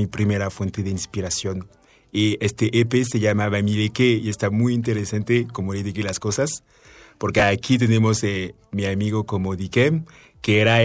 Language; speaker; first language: Spanish; non-native, fluent; French